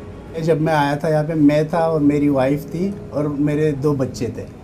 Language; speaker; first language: Hindi; non-native, fluent; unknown